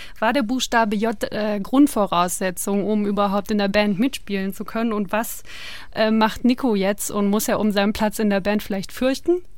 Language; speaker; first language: German; native; German